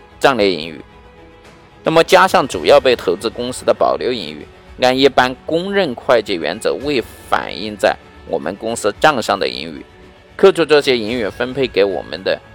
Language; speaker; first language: Chinese; native; Chinese